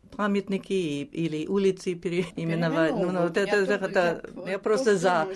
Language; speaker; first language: Russian; non-native, fluent; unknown